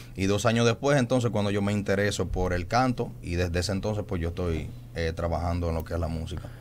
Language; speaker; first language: Spanish; native; Spanish